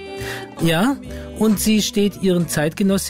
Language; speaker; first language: German; native; German